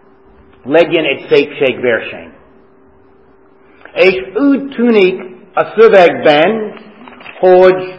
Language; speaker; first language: Hungarian; non-native, fluent; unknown